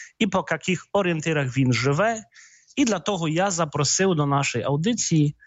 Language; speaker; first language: Ukrainian; non-native, fluent; Polish